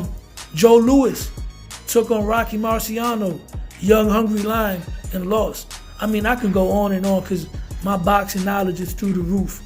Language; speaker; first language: English; native; English